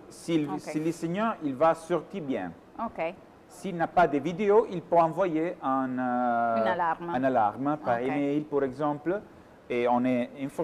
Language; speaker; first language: French; non-native, fluent; Italian